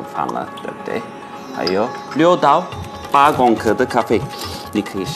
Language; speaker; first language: Chinese; non-native, fluent; Turkish